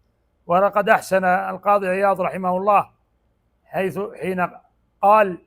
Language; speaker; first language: Arabic; native; Arabic